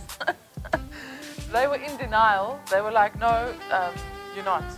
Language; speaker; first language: English; native; English